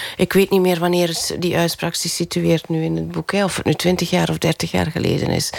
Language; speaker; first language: Dutch; native; Dutch